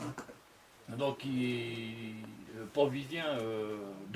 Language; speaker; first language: French; native; French